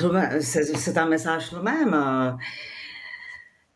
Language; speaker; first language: French; non-native, fluent; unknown